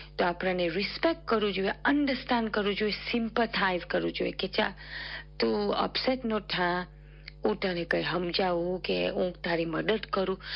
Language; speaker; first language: Gujarati; early bilingual, heritage; Gujarati